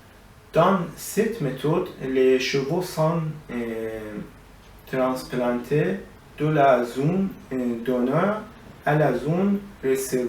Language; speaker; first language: French; non-native, learner; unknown